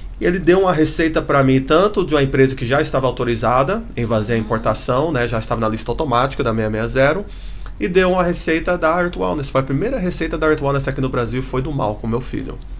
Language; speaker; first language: Portuguese; early bilingual, heritage; Portuguese